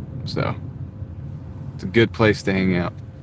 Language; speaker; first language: English; native; English